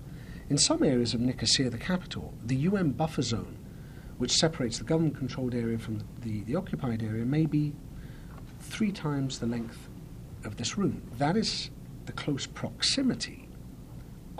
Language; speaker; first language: English; native; English